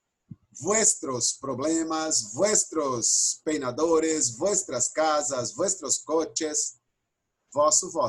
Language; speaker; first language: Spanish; non-native, fluent; Portuguese